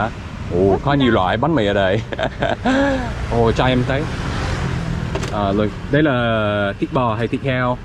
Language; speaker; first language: Vietnamese; non-native, learner; English